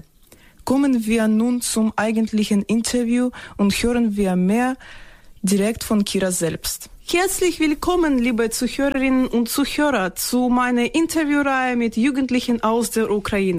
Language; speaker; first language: German; non-native, fluent; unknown